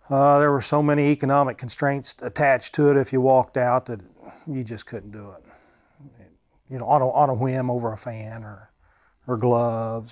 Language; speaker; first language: English; native; English